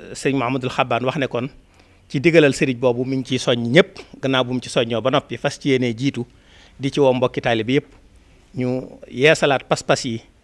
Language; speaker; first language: Wolof; native; Wolof